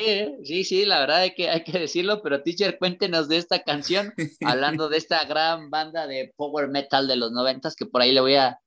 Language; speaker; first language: Spanish; native; Spanish